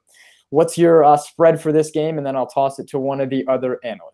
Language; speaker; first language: English; native; English